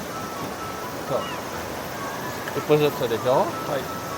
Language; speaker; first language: Japanese; non-native, learner; Filipino